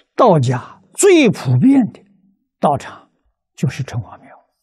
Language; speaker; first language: Chinese; native; Chinese